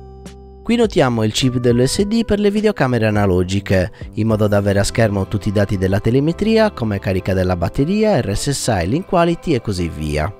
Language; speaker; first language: Italian; native; Italian